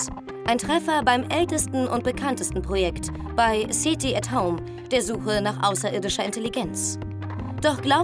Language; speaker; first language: German; native; German